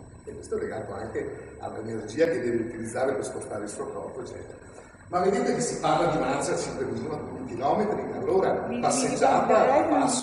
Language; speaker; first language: Italian; native; Italian